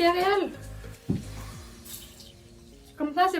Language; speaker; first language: French; non-native, learner; Chinese